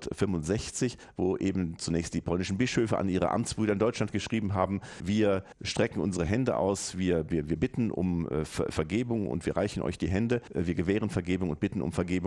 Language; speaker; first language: German; native; German